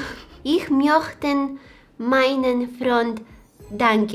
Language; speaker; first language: German; non-native, learner; Bulgarian